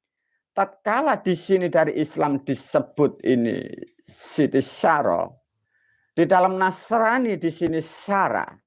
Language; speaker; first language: Indonesian; non-native, local second language; Javanese